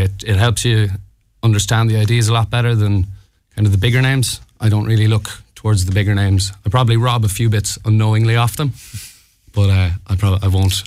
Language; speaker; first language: English; native; English